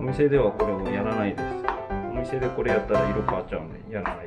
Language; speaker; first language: Japanese; native; Japanese